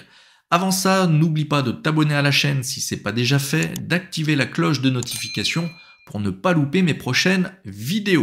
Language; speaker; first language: French; native; French